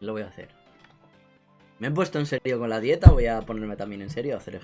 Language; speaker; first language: Spanish; native; Spanish